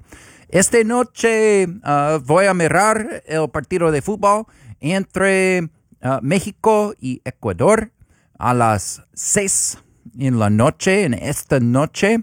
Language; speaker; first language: Spanish; non-native, learner; English